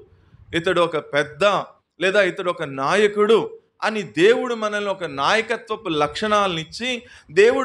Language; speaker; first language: Telugu; native; Telugu